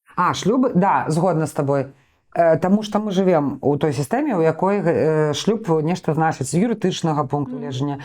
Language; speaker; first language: Belarusian; non-native, local second language; Russian